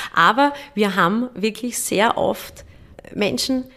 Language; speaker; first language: German; native; German